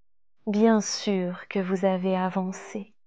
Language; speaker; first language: French; native; French